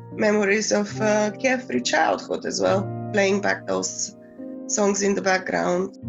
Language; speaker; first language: English; non-native, fluent; Bulgarian